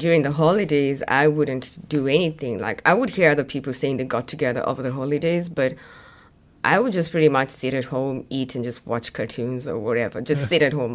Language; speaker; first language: English; non-native, local second language; Kamba